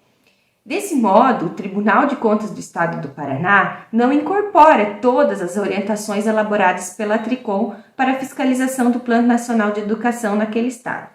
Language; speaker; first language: Portuguese; native; Portuguese